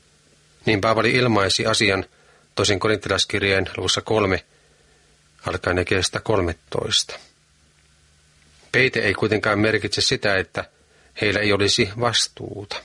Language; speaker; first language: Finnish; native; Finnish